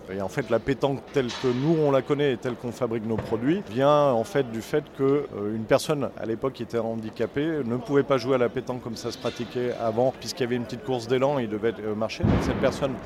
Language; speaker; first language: French; native; French